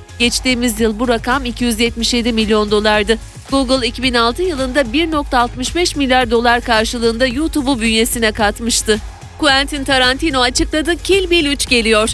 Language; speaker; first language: Turkish; native; Turkish